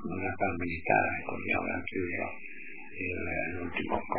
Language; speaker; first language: Italian; native; Italian